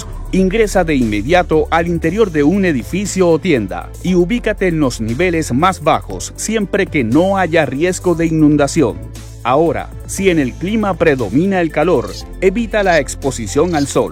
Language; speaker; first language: Spanish; native; Spanish